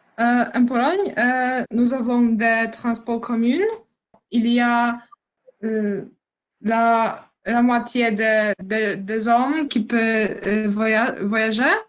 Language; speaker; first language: French; non-native, learner; Polish